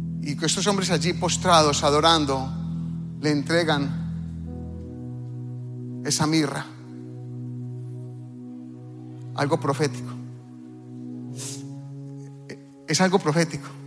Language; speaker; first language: Spanish; native; Spanish